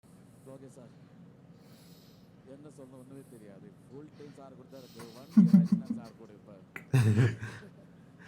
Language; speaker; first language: Tamil; non-native, learner; Malayalam